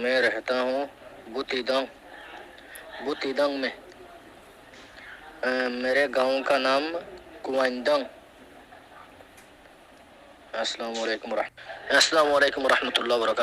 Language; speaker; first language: Hindi; non-native, learner; Rohingya